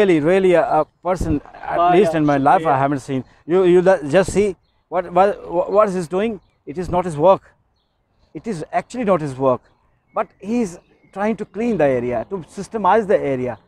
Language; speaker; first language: English; non-native, learner; Urdu